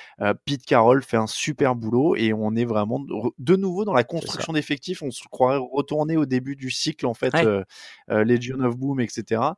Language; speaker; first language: French; native; French